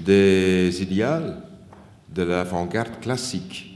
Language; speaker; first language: French; non-native, fluent; Dutch